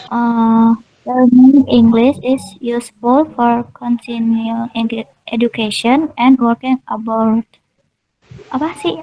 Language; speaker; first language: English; non-native, learner; Indonesian